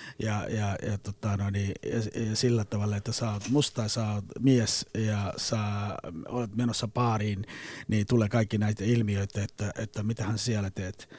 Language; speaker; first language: Finnish; non-native, fluent; Somali